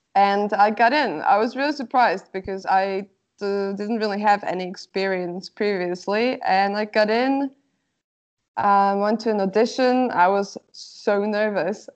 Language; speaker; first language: English; non-native, fluent; Slovak